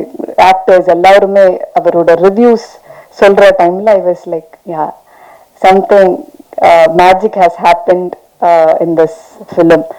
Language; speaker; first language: Tamil; non-native, fluent; Malayalam